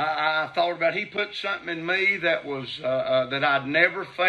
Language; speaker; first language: English; native; English